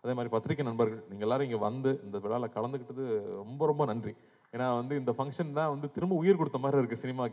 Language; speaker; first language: Tamil; native; Tamil